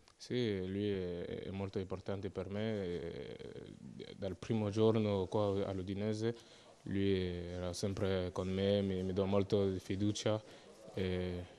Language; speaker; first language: Italian; non-native, learner; French